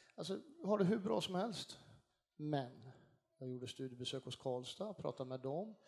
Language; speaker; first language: Swedish; native; Swedish